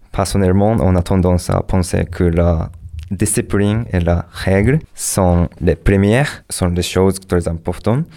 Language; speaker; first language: French; non-native, learner; Japanese